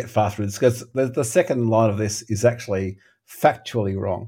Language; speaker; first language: English; native; English